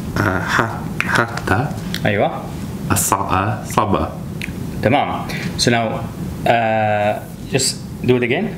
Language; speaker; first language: Arabic; non-native, learner; English